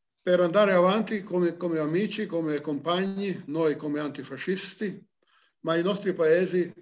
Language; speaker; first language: Italian; non-native, local second language; Slovenian